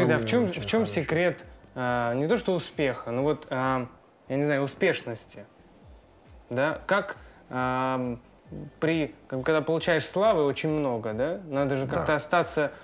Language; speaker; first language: Russian; native; Russian